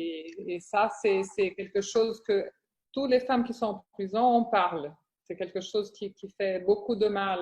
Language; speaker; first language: French; non-native, fluent; Portuguese